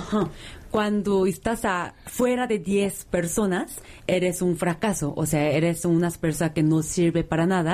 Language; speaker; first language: Spanish; non-native, fluent; Korean